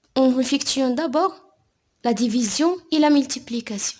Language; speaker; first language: French; non-native, local second language; Arabic